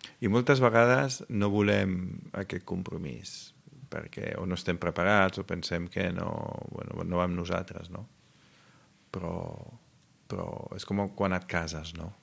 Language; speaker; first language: Catalan; non-native, fluent; Italian